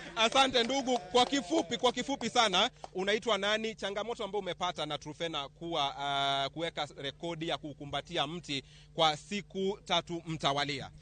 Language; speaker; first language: Swahili; native; Swahili